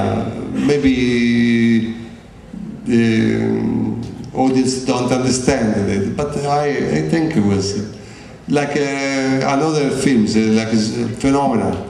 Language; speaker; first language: English; non-native, learner; Italian